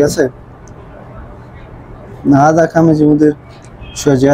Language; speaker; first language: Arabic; non-native, learner; Bangla